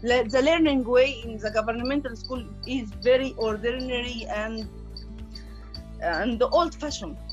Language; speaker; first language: English; non-native, learner; Arabic